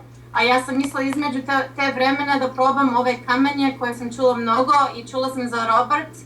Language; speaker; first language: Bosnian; early bilingual, heritage; Serbian